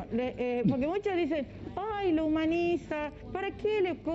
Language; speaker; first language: Spanish; native; Spanish